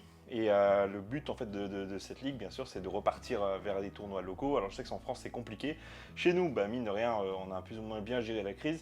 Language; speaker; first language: French; native; French